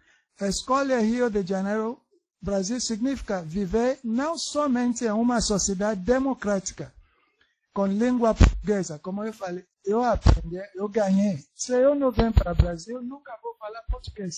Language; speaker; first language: Portuguese; non-native, learner; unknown